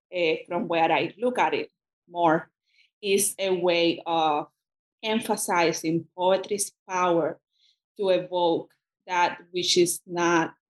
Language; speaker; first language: English; non-native, fluent; Spanish